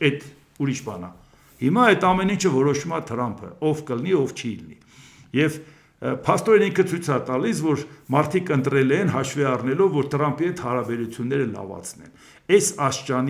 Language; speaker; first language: Armenian; native; Armenian